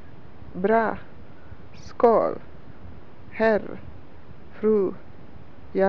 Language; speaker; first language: Swedish; non-native, learner; English